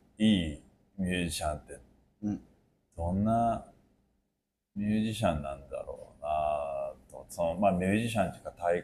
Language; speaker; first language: Japanese; native; Japanese